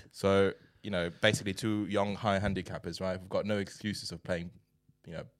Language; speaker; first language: English; non-native, fluent; Chinese